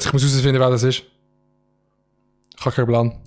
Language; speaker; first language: German; native; German